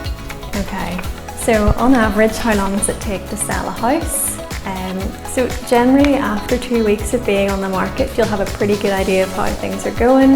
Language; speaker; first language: English; native; English